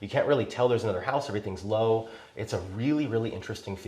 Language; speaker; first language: English; native; English